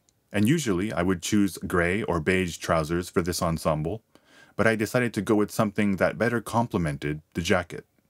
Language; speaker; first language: English; early bilingual, other home language; Japanese